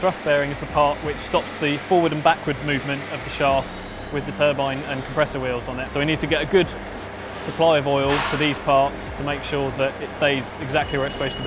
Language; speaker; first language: English; native; English